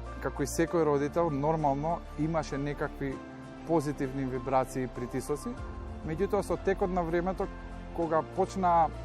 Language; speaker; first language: Macedonian; native; Macedonian